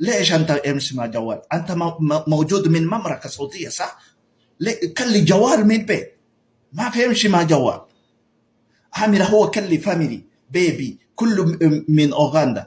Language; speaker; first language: Arabic; non-native, learner; Ganda